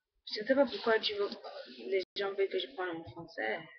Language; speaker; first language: French; non-native, learner; English